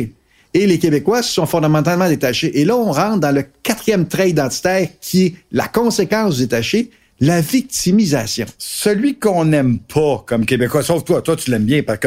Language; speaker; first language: French; native; French